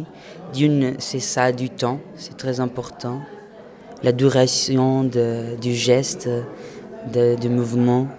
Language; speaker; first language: French; non-native, fluent; Portuguese